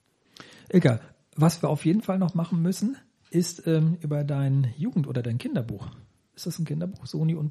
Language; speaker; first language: German; native; German